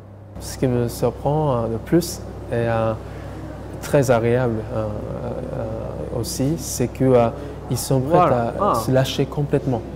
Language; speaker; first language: French; non-native, fluent; English